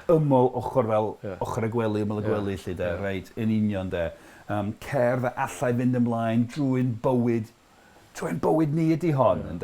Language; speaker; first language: Welsh; non-native, fluent; English